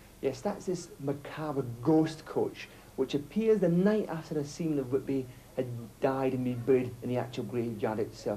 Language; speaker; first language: English; native; English